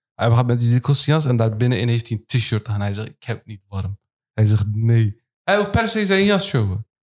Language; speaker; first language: Dutch; early bilingual, other home language; Turkish